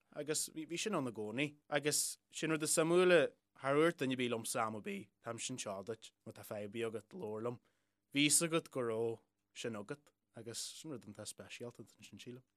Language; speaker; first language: Irish; native; Irish